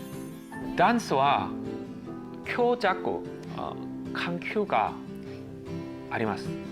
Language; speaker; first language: Japanese; non-native, fluent; Korean